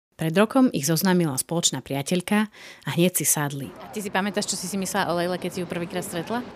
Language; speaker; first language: Slovak; native; Slovak